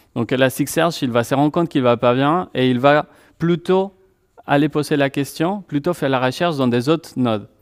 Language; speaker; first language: French; non-native, fluent; Spanish